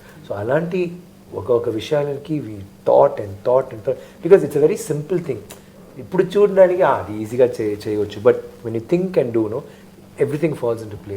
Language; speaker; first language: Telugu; non-native, learner; Tamil